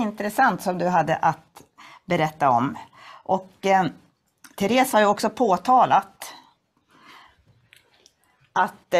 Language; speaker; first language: Swedish; native; Swedish